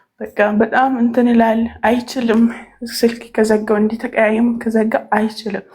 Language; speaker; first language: Amharic; native; Amharic